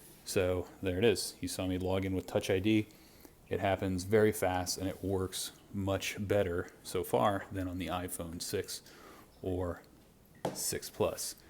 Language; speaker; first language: English; native; English